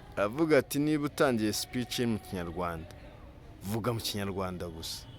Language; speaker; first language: Kinyarwanda; native; Kinyarwanda